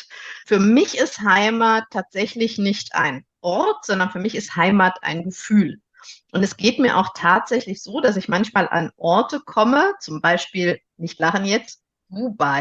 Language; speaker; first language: German; native; German